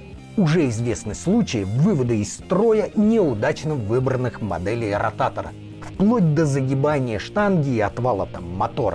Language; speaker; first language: Russian; native; Russian